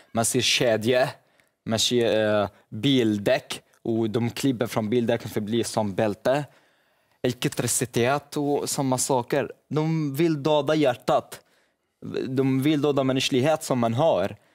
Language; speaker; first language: Swedish; non-native, learner; Arabic